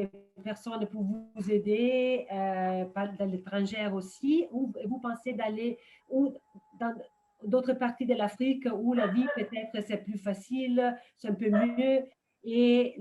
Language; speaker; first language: French; non-native, fluent; Italian